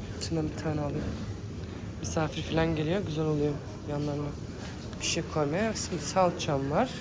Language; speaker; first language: Turkish; early bilingual, heritage; Turkish